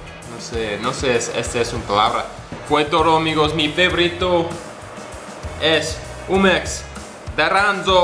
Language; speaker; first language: Spanish; non-native, learner; English